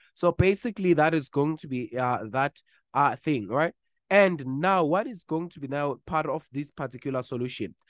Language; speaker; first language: English; non-native, local second language; Zulu